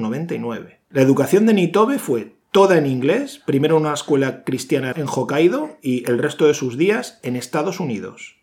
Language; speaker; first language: Spanish; native; Spanish